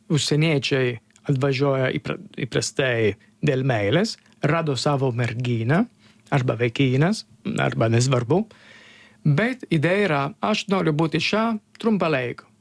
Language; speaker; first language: Lithuanian; non-native, learner; Italian